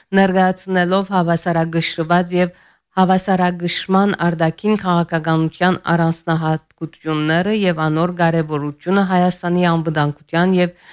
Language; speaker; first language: Armenian; early bilingual, heritage; Armenian